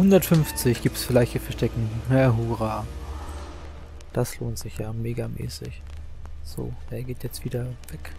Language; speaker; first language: German; native; German